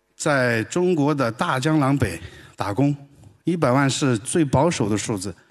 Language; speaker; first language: Chinese; native; Chinese